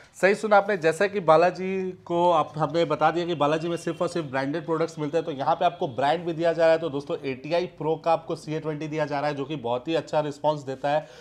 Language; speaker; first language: Hindi; native; Hindi